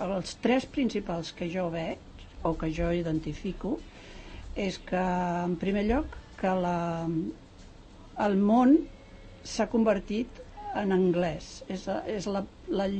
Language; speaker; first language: Catalan; native; Catalan